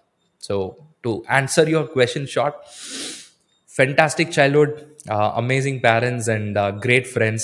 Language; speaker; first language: English; non-native, local second language; Tamil